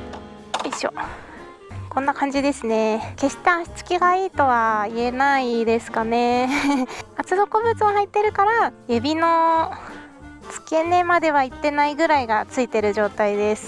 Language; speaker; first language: Japanese; native; Japanese